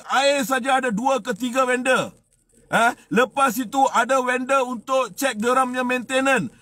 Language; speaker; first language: Malay; non-native, local second language; Tamil